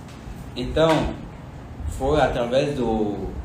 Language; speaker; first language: Portuguese; non-native, learner; Yoruba